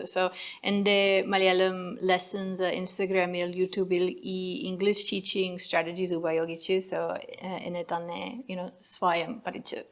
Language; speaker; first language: Malayalam; non-native, learner; English